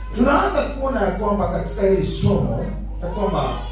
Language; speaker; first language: English; non-native, local second language; Swahili